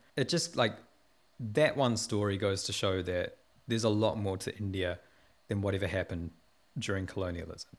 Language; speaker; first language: English; native; English